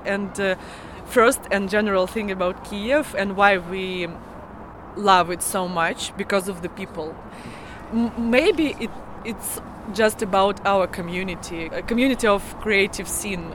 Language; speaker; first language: English; non-native, learner; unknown